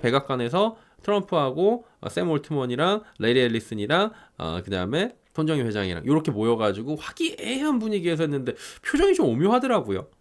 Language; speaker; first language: Korean; native; Korean